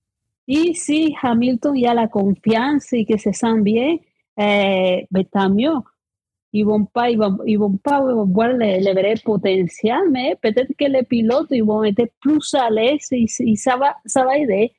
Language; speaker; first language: French; non-native, fluent; Spanish